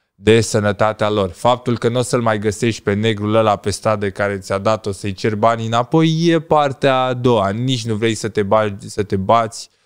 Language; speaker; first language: Romanian; native; Romanian